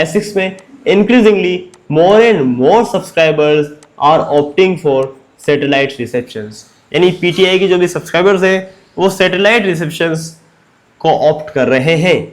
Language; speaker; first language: Hindi; native; Hindi